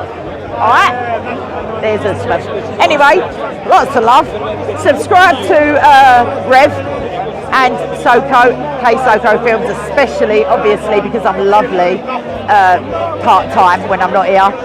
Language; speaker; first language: English; native; English